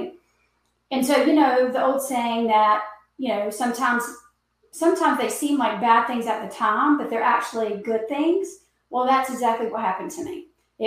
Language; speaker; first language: English; native; English